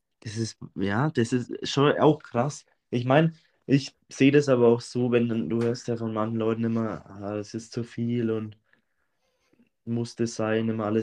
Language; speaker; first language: German; native; German